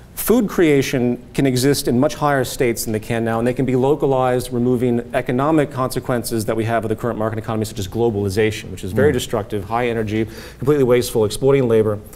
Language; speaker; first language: English; native; English